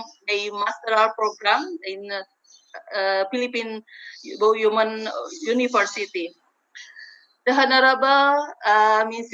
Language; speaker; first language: English; non-native, learner; Indonesian